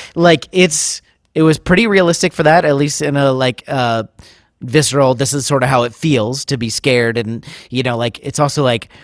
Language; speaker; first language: English; native; English